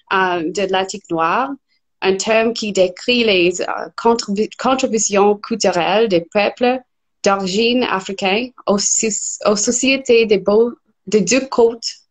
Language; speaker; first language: French; non-native, fluent; English